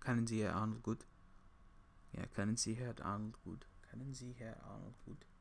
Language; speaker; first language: German; non-native, learner; English